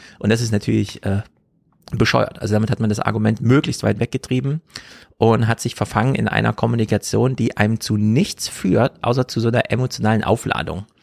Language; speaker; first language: German; native; German